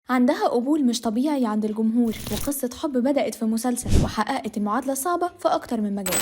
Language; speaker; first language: Arabic; native; Arabic